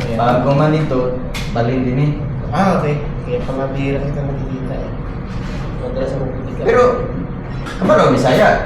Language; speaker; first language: Filipino; non-native, local second language; Hiligaynon